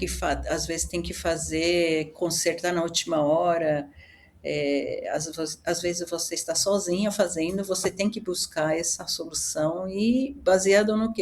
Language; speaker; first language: Portuguese; early bilingual, other home language; Japanese